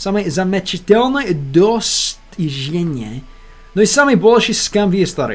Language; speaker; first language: Russian; non-native, learner; English